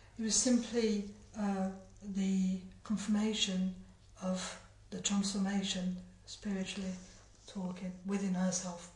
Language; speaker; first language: English; non-native, fluent; French